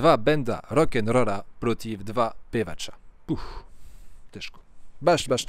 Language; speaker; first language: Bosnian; non-native, fluent; French